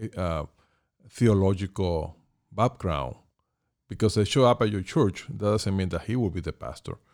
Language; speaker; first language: English; non-native, fluent; Spanish